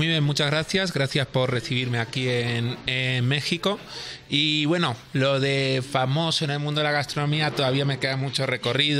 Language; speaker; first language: Spanish; native; Spanish